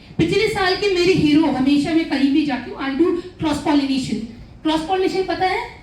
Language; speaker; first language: Hindi; non-native, local second language; Malayalam